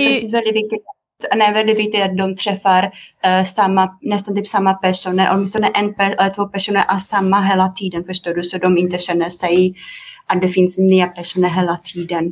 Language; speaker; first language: Swedish; non-native, fluent; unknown